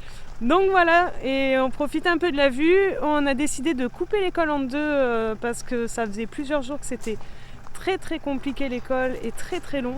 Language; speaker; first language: French; native; French